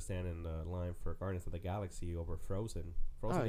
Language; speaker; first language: English; non-native, fluent; Spanish